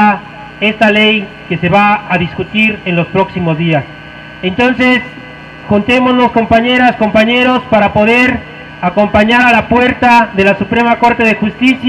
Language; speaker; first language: Spanish; native; Spanish